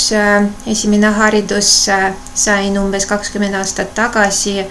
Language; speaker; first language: Estonian; non-native, local second language; Russian